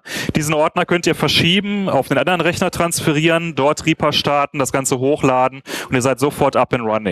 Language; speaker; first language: German; native; German